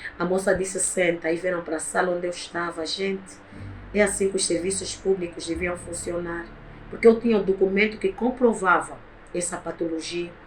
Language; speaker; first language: Portuguese; native; Portuguese